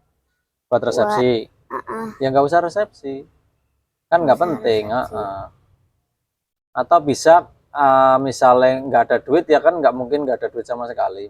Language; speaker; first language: Indonesian; native; Indonesian